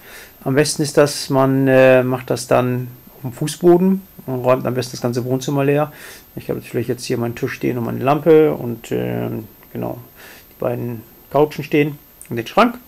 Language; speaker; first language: German; native; German